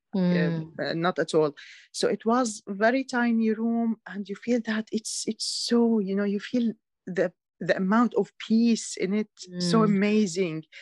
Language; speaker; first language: English; non-native, learner; Arabic